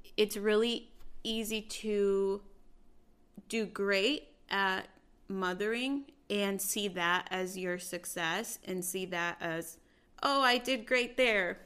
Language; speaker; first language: English; early bilingual, other home language; Spanish